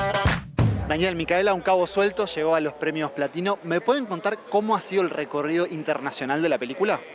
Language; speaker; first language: Spanish; native; Spanish